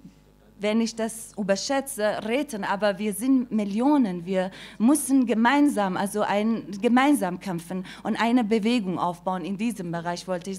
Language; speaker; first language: German; non-native, fluent; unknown